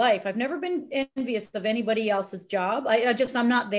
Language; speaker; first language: English; native; English